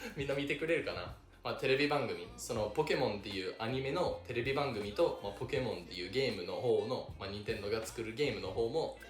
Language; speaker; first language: Japanese; non-native, fluent; English